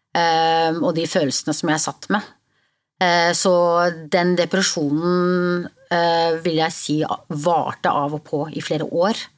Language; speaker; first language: Norwegian; early bilingual, other home language; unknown